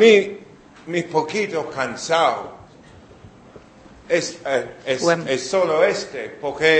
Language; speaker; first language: Spanish; non-native, learner; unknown